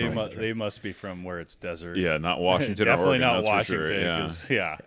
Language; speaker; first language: English; native; English